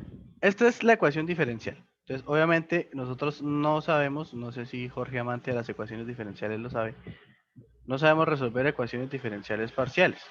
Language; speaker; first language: Spanish; native; Spanish